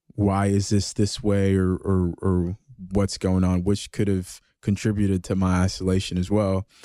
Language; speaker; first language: English; early bilingual, other home language; Greek